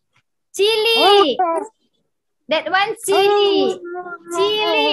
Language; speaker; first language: English; non-native, learner; Indonesian